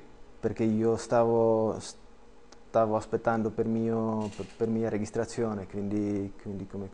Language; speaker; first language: Italian; non-native, learner; Czech